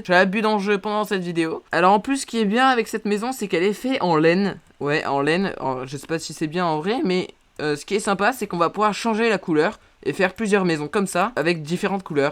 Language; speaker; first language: French; native; French